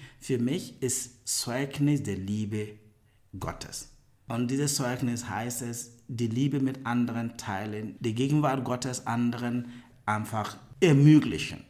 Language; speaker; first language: German; non-native, fluent; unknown